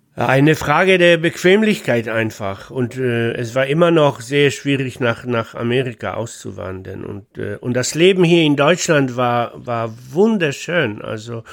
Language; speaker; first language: German; non-native, fluent; Polish